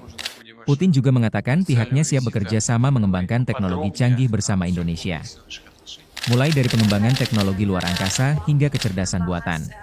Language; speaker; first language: Indonesian; native; Indonesian